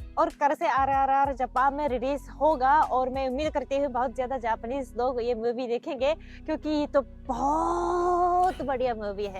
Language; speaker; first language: Hindi; non-native, fluent; Japanese